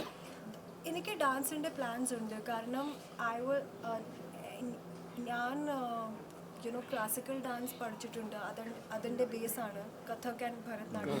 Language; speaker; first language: Malayalam; early bilingual, heritage; Malayalam